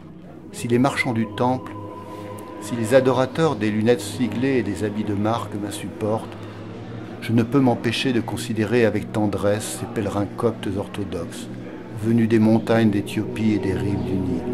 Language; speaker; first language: French; native; French